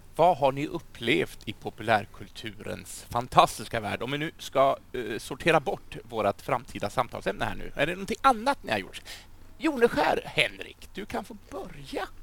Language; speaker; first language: Swedish; native; Swedish